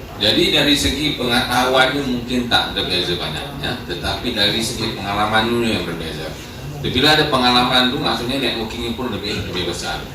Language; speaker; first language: Malay; native; Malay